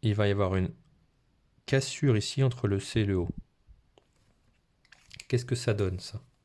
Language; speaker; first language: French; native; French